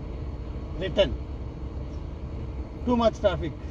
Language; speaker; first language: English; non-native, learner; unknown